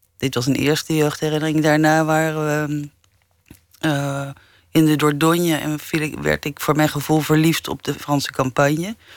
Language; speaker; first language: Dutch; early bilingual, other home language; English